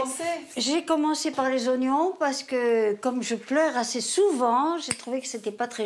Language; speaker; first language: French; native; French